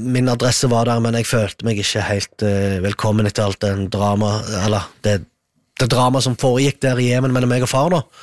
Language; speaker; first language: Norwegian; early bilingual, other home language; Arabic